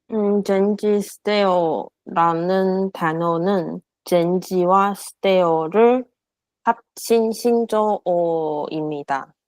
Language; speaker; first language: Korean; non-native, learner; Chinese